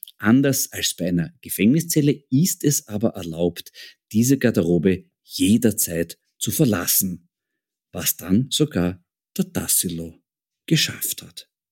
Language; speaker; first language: German; native; German